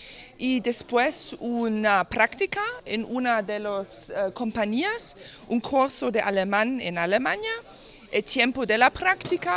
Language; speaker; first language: Spanish; non-native, learner; German